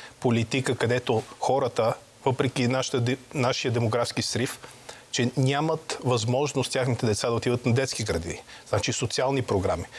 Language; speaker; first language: Bulgarian; native; Bulgarian